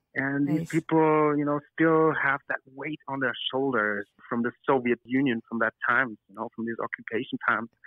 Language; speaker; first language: English; non-native, fluent; German